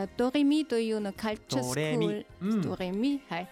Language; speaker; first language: Japanese; non-native, learner; German